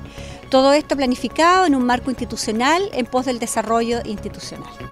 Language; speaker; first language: Spanish; native; Spanish